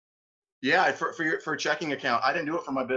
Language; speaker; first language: English; native; English